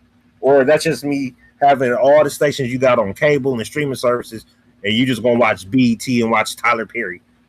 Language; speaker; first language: English; native; English